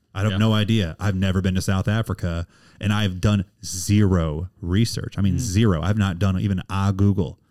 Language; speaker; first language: English; native; English